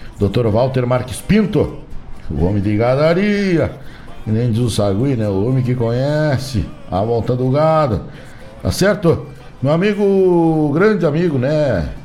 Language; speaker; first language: Portuguese; native; Portuguese